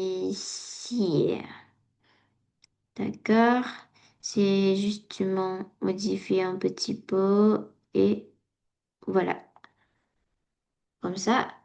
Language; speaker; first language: French; non-native, learner; Indonesian